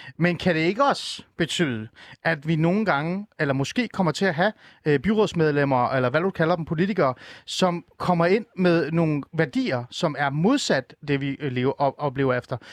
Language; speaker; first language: Danish; early bilingual, other home language; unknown